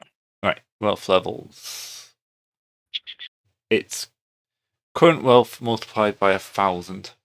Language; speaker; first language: English; native; English